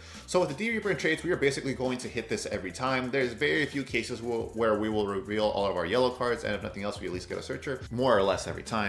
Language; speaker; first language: English; native; English